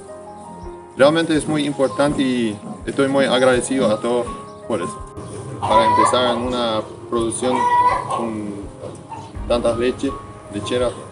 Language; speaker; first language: Spanish; non-native, local second language; Plautdietsch